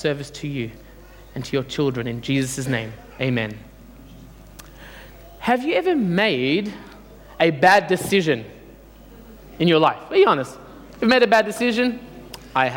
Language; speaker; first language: English; early bilingual, other home language; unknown